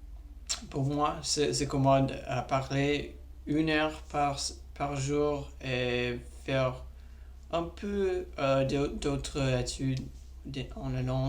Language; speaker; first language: French; non-native, learner; English